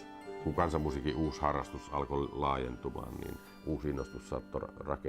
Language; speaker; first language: Finnish; native; Finnish